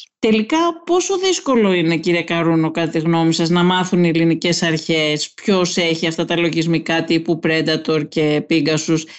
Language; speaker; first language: Greek; native; Greek